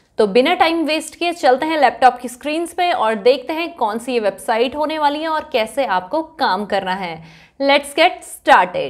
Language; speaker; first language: Hindi; native; Hindi